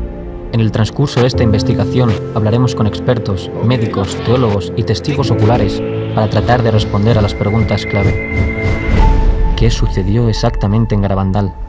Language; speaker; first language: Spanish; native; Spanish